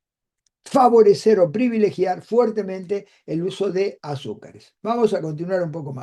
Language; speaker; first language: Spanish; native; Spanish